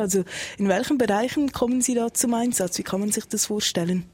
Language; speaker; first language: German; native; German